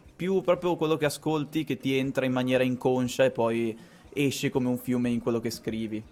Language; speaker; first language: Italian; native; Italian